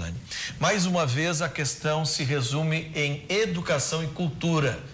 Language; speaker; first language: Portuguese; native; Portuguese